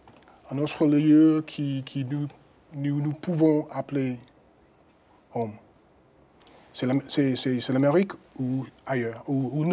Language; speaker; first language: French; non-native, fluent; English